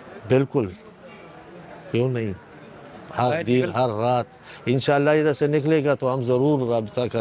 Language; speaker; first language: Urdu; non-native, fluent; Pashto